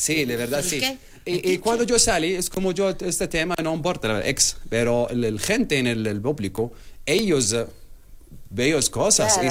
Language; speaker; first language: Spanish; non-native, learner; Arabic